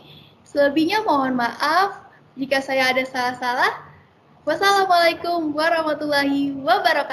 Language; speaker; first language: Indonesian; native; Indonesian